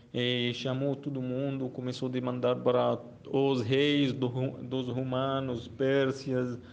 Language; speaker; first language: Portuguese; non-native, fluent; Arabic